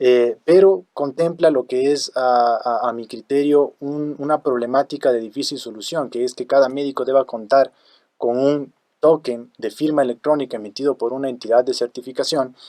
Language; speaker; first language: Spanish; native; Spanish